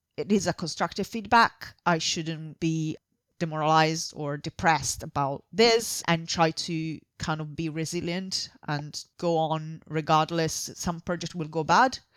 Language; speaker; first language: English; non-native, fluent; Italian